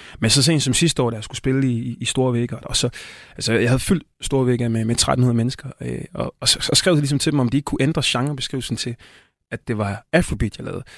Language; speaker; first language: Danish; non-native, fluent; Swahili